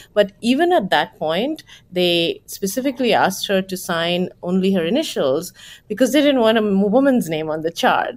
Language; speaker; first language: English; non-native, local second language; Bangla